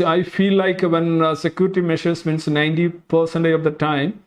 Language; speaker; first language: English; non-native, local second language; Malayalam